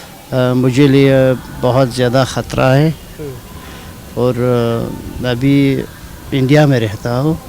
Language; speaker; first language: Hindi; non-native, learner; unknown